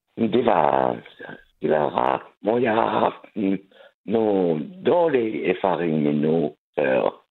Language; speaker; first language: Danish; non-native, fluent; French